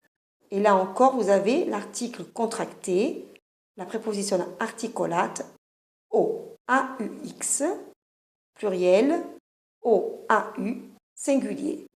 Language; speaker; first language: French; non-native, fluent; Italian